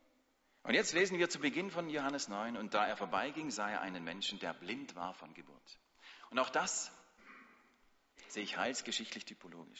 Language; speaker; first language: German; native; German